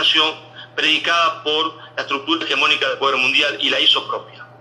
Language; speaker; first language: Spanish; native; Spanish